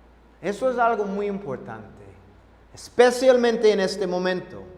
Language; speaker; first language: Spanish; non-native, fluent; English